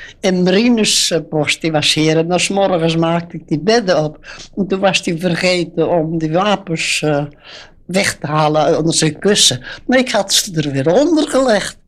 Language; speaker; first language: Dutch; native; Dutch